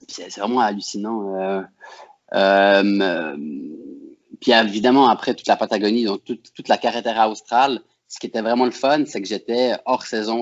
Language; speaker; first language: French; native; French